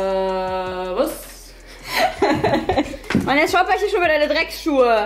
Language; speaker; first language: German; native; German